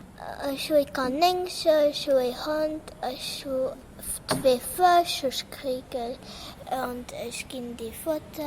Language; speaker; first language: German; non-native, local second language; Luxembourgish